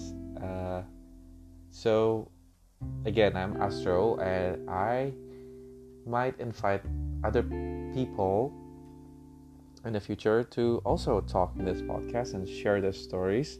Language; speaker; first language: English; non-native, fluent; Indonesian